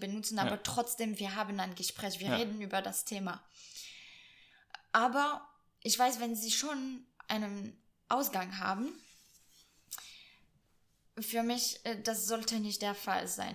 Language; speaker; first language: German; non-native, fluent; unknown